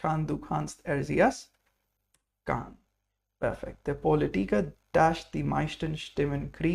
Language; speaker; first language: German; non-native, fluent; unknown